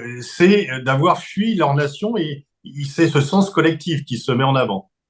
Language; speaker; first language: French; native; French